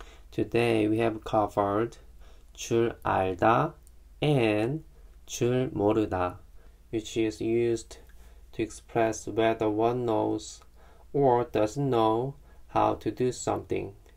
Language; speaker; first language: English; non-native, fluent; Korean